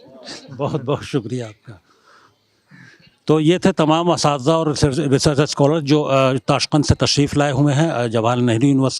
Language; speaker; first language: Hindi; native; Hindi